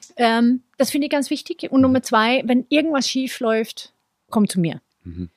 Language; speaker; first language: German; non-native, fluent; Swedish